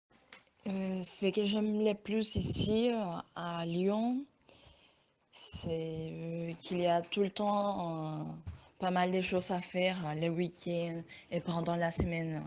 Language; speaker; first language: French; non-native, fluent; Spanish